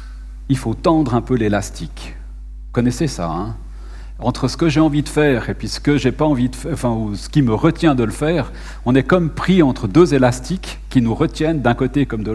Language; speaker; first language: French; native; French